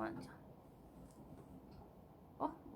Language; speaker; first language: Korean; non-native, fluent; Thai